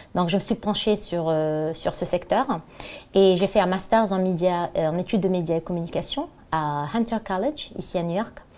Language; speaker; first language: French; non-native, local second language; Arabic